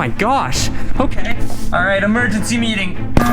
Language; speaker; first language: English; native; English